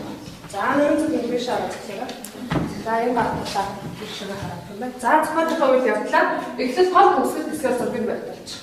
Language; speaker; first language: Mongolian; native; Mongolian